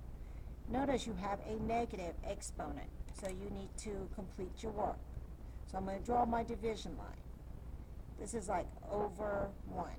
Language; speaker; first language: English; native; English